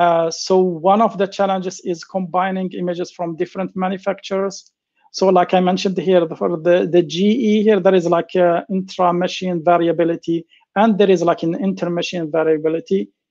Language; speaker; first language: English; non-native, fluent; Arabic